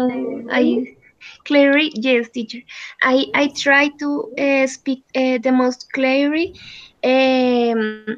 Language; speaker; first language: English; non-native, learner; Spanish